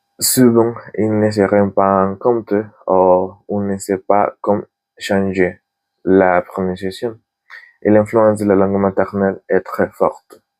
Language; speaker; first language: French; non-native, learner; Spanish